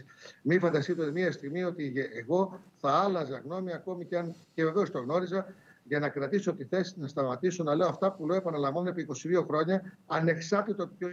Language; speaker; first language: Greek; native; Greek